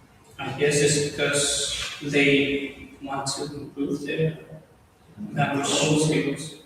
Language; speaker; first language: English; non-native, fluent; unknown